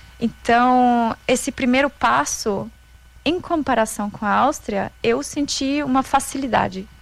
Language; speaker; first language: Portuguese; non-native, fluent; German